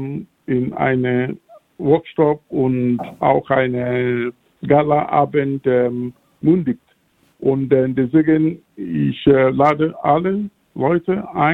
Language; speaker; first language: German; non-native, fluent; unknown